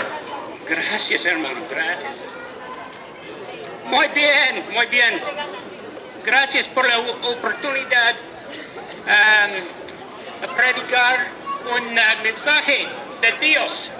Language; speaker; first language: Spanish; non-native, learner; English